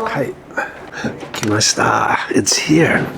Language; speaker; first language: Japanese; non-native, fluent; English